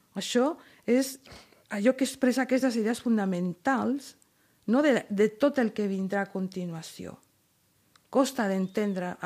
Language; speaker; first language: Catalan; non-native, fluent; Spanish